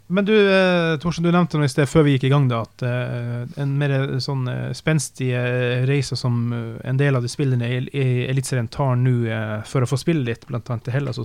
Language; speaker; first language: Norwegian; native; Norwegian